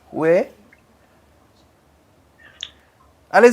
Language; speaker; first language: French; non-native, learner; English